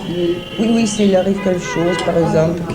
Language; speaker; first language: French; non-native, learner; Italian